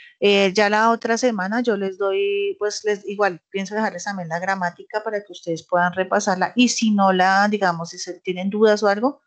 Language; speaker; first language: Spanish; native; Spanish